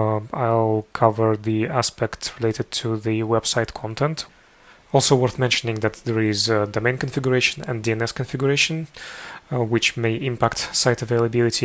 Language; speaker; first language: English; non-native, fluent; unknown